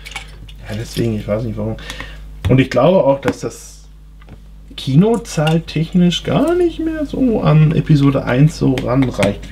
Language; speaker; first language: German; native; German